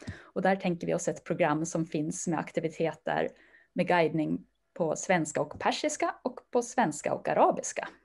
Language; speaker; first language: Swedish; native; Swedish